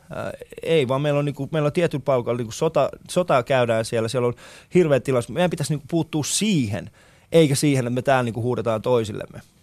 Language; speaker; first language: Finnish; early bilingual, other home language; Persian